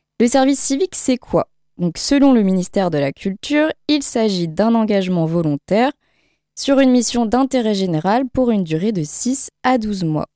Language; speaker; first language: French; native; French